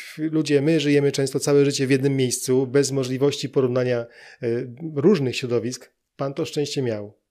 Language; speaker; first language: Polish; native; Polish